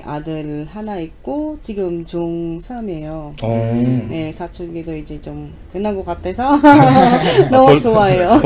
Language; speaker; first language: Korean; non-native, learner; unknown